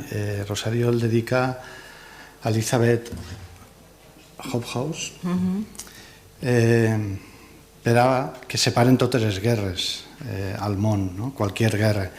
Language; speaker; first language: Catalan; native; Catalan